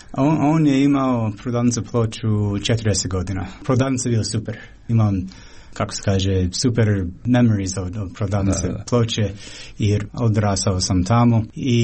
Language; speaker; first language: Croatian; non-native, fluent; English